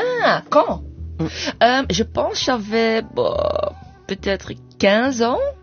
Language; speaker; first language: French; non-native, learner; English